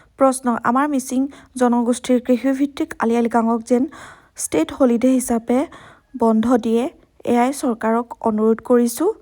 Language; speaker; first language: Assamese; non-native, local second language; Mising